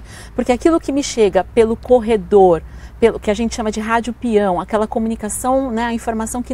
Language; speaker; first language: Portuguese; native; Portuguese